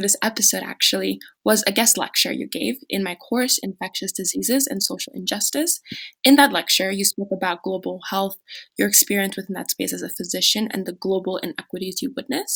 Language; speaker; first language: English; non-native, local second language; French